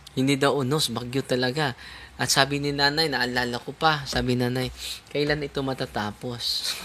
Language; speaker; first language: Filipino; non-native, local second language; Cebuano